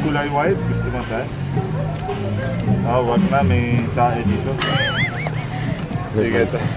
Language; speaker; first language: Filipino; non-native, learner; Arabic